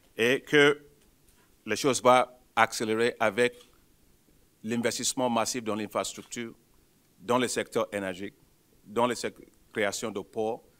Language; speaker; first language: French; non-native, fluent; Yoruba